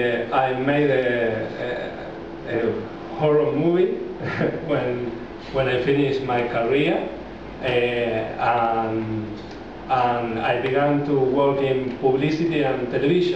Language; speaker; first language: English; non-native, learner; Spanish